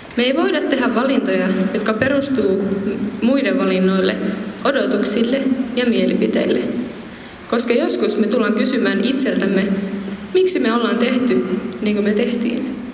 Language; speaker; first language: Finnish; native; Finnish